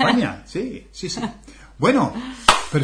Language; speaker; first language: Spanish; non-native, fluent; English